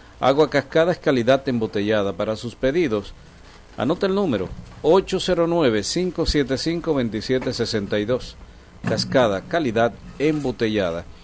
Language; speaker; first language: Spanish; native; Spanish